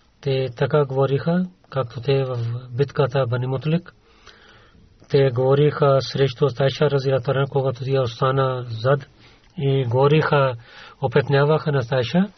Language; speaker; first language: Bulgarian; non-native, learner; Urdu